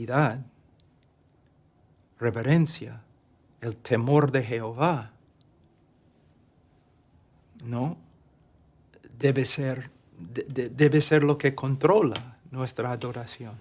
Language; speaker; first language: Spanish; non-native, fluent; English